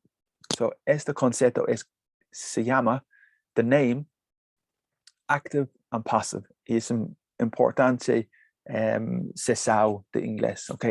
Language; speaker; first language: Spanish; non-native, fluent; English